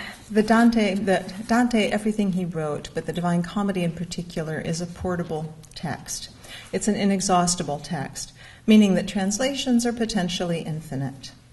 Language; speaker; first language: English; native; English